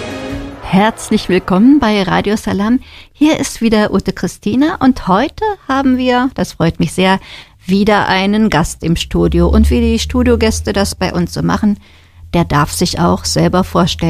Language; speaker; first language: German; native; German